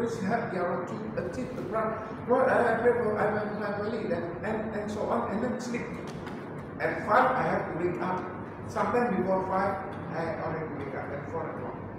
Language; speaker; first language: English; non-native, learner; Indonesian